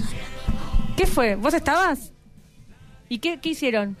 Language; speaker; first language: Spanish; native; Spanish